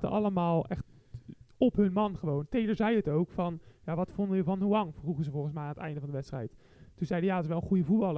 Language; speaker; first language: Dutch; native; Dutch